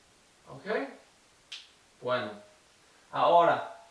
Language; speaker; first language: Spanish; non-native, learner; English